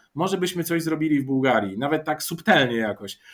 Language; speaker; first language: Polish; non-native, fluent; Bulgarian